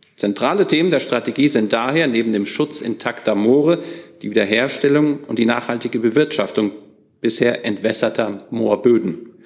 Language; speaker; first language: German; native; German